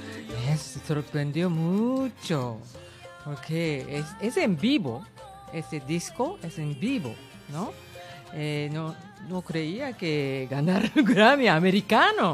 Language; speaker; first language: Spanish; non-native, learner; Japanese